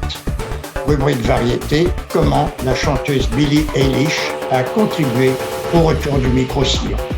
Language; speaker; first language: French; native; French